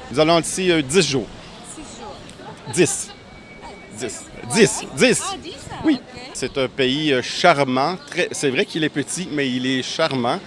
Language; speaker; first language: French; native; French